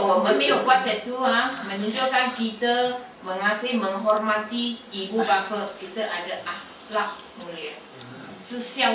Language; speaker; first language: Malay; non-native, local second language; Chinese